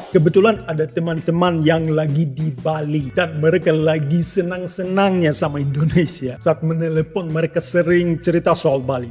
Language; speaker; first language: Indonesian; non-native, fluent; Russian